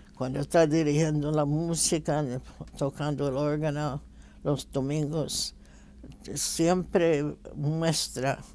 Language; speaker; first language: Spanish; non-native, fluent; English